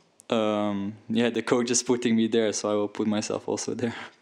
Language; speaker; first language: English; non-native, fluent; Dutch